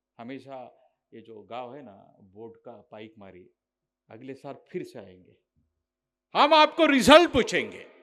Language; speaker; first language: Hindi; non-native, local second language; Marathi